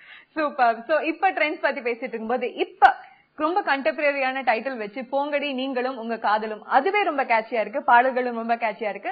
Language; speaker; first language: Tamil; native; Tamil